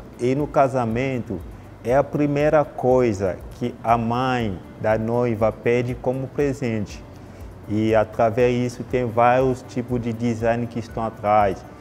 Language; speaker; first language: Portuguese; non-native, fluent; Lingala